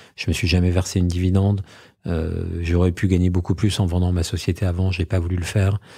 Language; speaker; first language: French; native; French